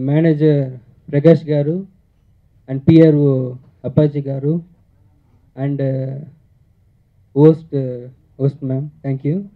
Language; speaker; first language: Telugu; early bilingual, heritage; Telugu